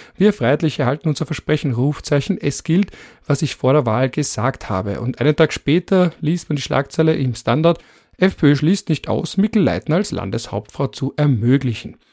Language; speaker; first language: German; native; German